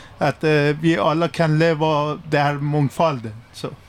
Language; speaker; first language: Swedish; non-native, learner; Persian